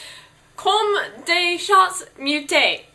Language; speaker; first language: French; non-native, learner; English